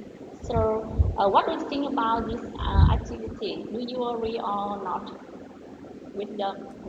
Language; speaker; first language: English; non-native, learner; Vietnamese